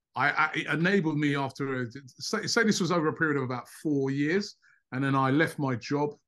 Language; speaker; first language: English; native; English